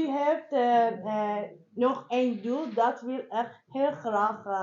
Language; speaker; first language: Dutch; non-native, learner; Persian